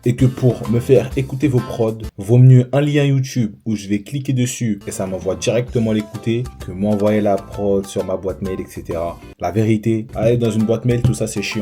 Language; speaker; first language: French; native; French